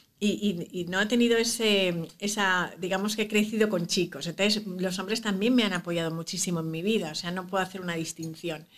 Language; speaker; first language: Spanish; native; Spanish